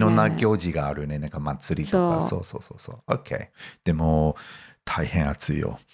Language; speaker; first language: Japanese; non-native, fluent; English